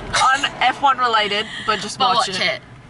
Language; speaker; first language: English; native; English